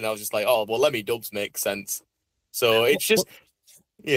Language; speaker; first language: English; native; English